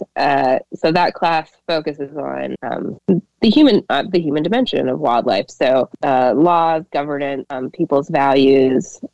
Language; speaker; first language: English; native; English